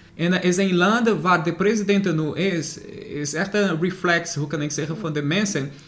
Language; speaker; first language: Dutch; non-native, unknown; Portuguese